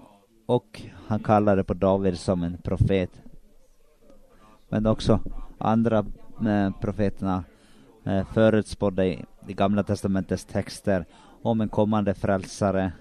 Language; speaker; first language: Swedish; non-native, local second language; Finnish